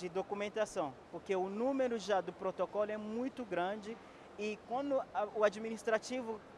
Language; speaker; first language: Portuguese; non-native, fluent; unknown